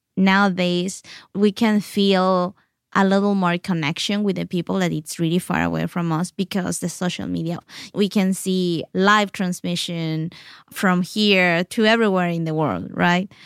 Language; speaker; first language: English; non-native, fluent; Spanish